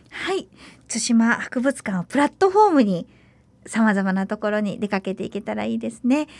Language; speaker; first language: Japanese; native; Japanese